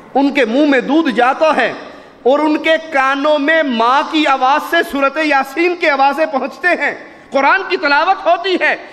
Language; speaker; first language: Urdu; non-native, local second language; Punjabi